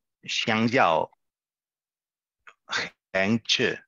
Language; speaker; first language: Chinese; non-native, learner; Spanish